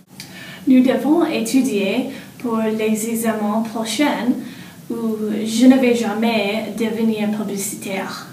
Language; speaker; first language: French; non-native, learner; English